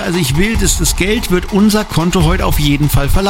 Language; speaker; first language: German; native; German